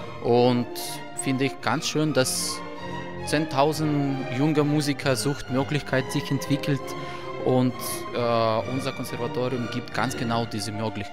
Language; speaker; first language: German; non-native, learner; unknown